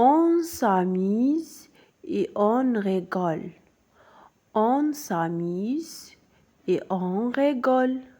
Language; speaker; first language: French; non-native, local second language; Arabic